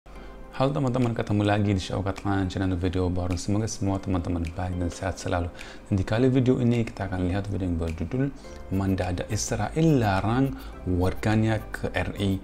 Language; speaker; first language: Indonesian; non-native, fluent; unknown